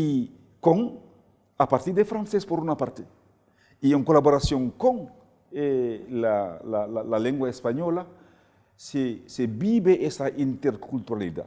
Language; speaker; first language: Spanish; non-native, fluent; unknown